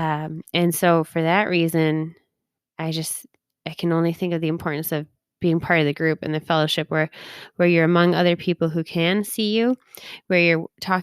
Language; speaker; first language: English; native; English